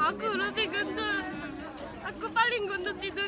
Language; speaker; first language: Indonesian; non-native, learner; Korean